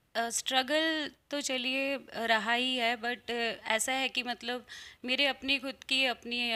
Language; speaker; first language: Hindi; native; Hindi